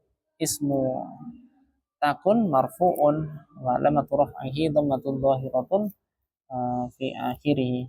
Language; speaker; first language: Arabic; non-native, fluent; Indonesian